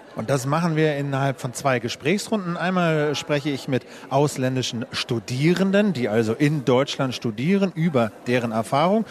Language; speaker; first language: German; native; German